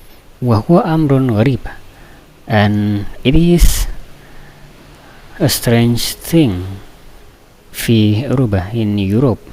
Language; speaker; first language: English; non-native, fluent; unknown